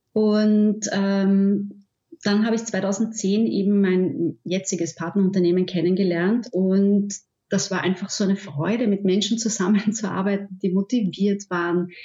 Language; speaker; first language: German; native; German